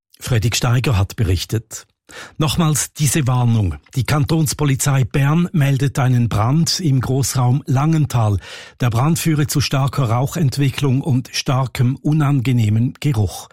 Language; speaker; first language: German; native; German